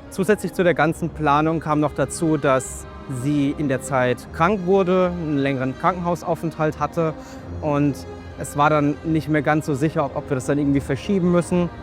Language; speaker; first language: German; native; German